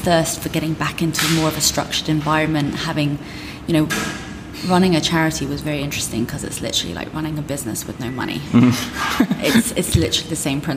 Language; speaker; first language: English; native; English